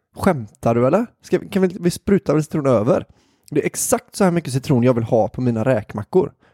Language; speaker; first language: Swedish; native; Swedish